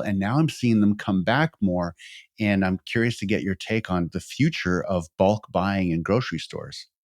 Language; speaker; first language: English; native; English